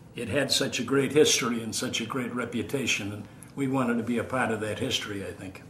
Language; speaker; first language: English; native; English